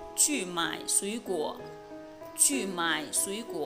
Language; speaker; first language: Chinese; non-native, fluent; Thai